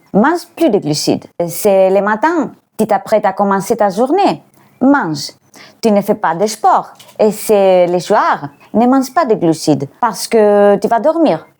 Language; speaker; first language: French; non-native, fluent; Greek